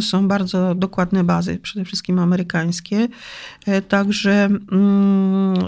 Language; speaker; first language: Polish; native; Polish